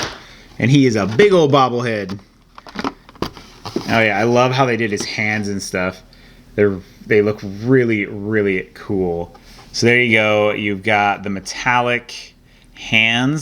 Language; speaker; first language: English; native; English